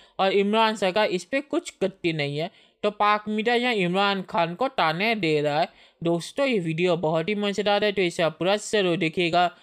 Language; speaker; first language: Hindi; native; Hindi